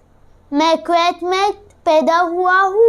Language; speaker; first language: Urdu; early bilingual, heritage; Urdu